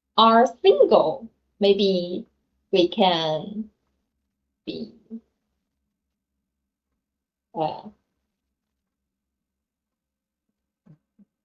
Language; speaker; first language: English; non-native, learner; Chinese